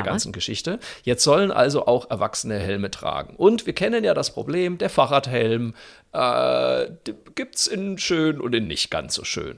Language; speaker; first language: German; native; German